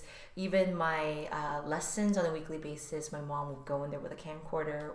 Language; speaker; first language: English; early bilingual, other home language; Korean